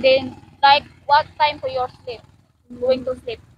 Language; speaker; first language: English; non-native, learner; Cebuano